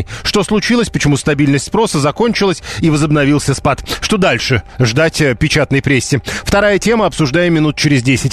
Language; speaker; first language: Russian; native; Russian